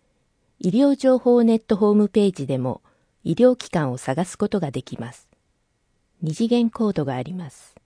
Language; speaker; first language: Japanese; native; Japanese